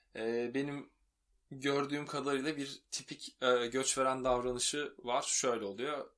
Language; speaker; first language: Turkish; native; Turkish